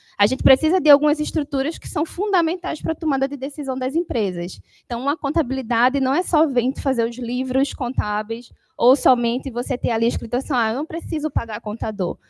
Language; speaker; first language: Portuguese; native; Portuguese